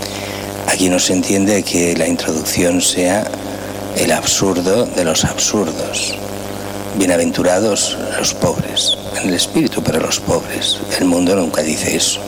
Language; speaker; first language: Spanish; native; Spanish